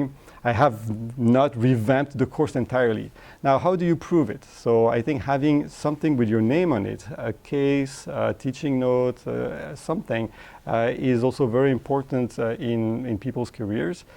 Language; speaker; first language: English; non-native, fluent; French